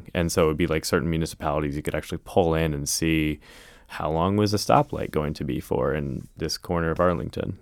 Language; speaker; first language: English; native; English